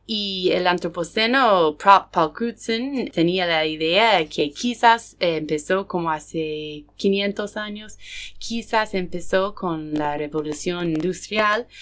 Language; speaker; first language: Spanish; non-native, fluent; English